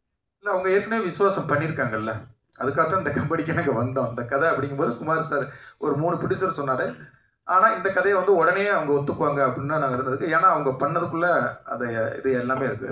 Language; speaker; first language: Tamil; native; Tamil